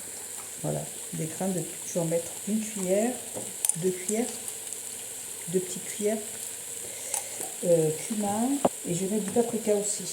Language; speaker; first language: French; native; French